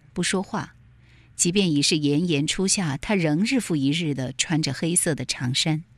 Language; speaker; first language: Chinese; native; Chinese